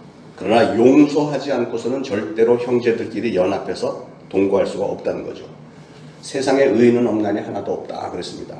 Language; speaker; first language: Korean; native; Korean